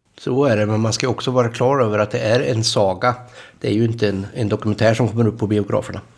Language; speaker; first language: Swedish; native; Swedish